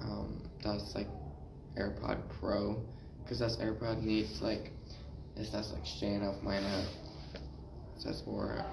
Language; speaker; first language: German; non-native, learner; English